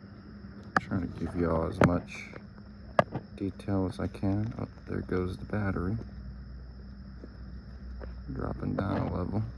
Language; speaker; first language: English; native; English